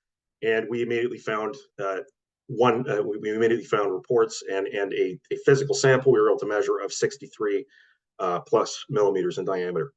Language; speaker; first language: English; native; English